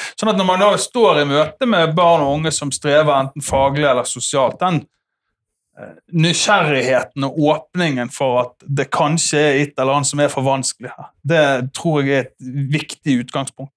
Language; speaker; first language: Norwegian; native; Norwegian